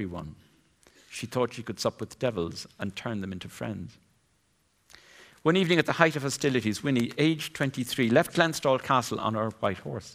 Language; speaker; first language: English; native; English